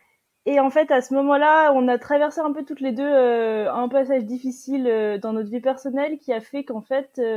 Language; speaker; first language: French; native; French